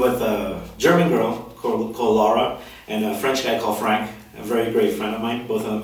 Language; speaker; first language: English; non-native, fluent; Spanish